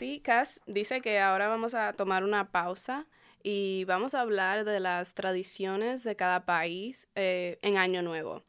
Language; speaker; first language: Spanish; early bilingual, heritage; Spanish